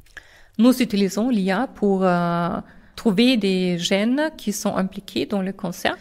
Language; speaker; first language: French; non-native, fluent; German